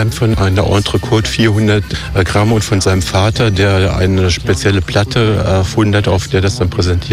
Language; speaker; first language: German; native; German